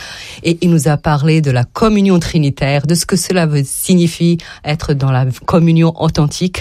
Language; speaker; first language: French; non-native, fluent; Serbian